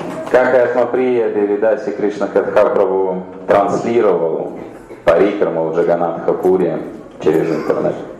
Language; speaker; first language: Russian; native; Russian